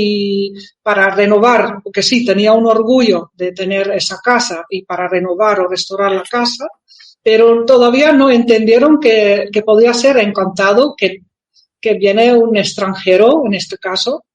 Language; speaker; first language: Spanish; non-native, fluent; Dutch